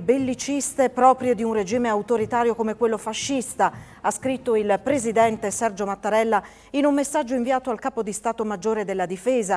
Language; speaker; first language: Italian; native; Italian